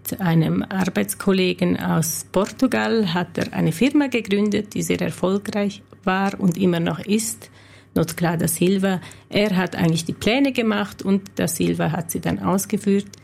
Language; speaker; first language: German; non-native, local second language; Romansh